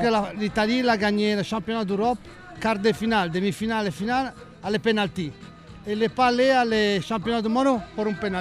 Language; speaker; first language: French; non-native, learner; Italian